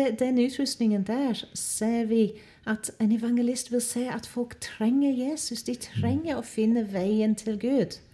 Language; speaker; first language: Norwegian; non-native, fluent; English